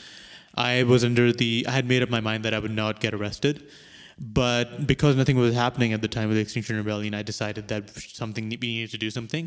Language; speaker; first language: English; non-native, local second language; Urdu